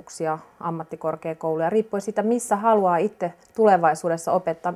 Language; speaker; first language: Finnish; native; Finnish